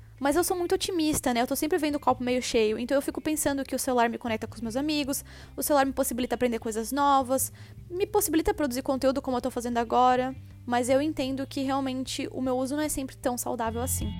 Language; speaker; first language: Portuguese; native; Portuguese